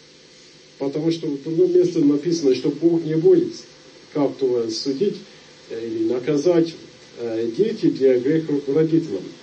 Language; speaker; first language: Russian; non-native, fluent; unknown